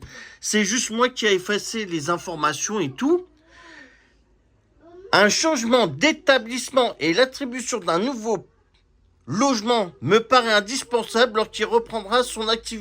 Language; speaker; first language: French; native; French